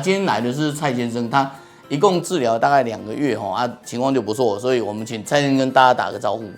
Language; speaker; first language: Chinese; native; Chinese